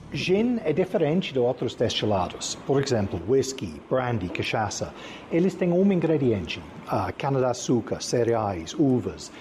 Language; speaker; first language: Portuguese; non-native, fluent; English